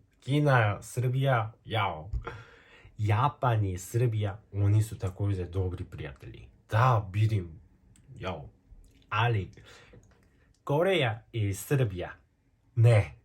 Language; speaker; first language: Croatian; non-native, fluent; Korean